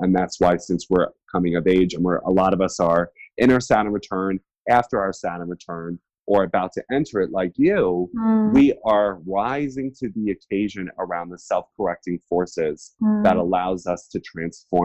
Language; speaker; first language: English; native; English